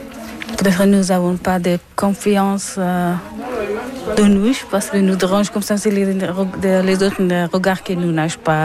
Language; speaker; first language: French; non-native, learner; Persian